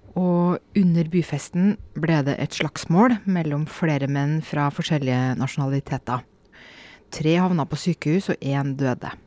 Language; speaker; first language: Norwegian; native; Norwegian